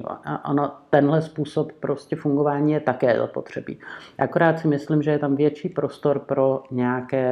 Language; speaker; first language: Czech; native; Czech